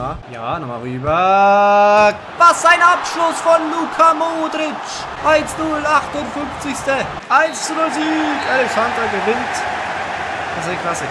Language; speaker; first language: German; native; German